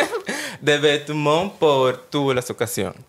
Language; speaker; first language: French; non-native, learner; Spanish